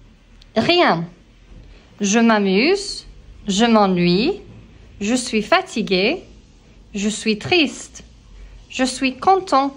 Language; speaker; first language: French; non-native, fluent; English